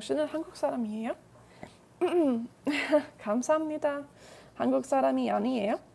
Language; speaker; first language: Korean; non-native, fluent; English